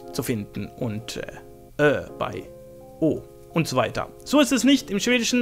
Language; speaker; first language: German; non-native, fluent; Swedish